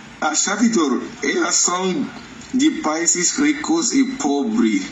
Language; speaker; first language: Portuguese; non-native, learner; Yoruba